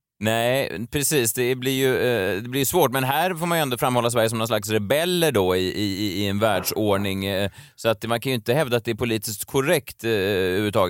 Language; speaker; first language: Swedish; native; Swedish